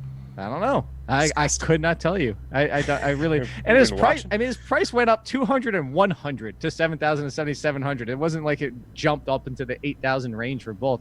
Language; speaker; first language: English; native; English